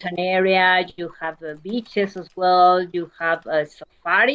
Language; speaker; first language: English; non-native, learner; Spanish